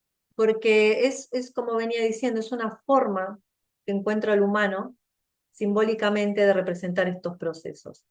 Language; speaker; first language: Spanish; native; Spanish